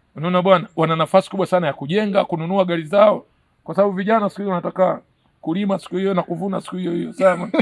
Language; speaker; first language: Swahili; native; Swahili